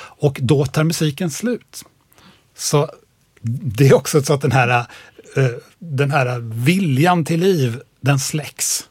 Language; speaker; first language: Swedish; native; Swedish